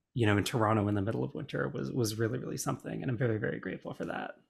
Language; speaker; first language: English; native; English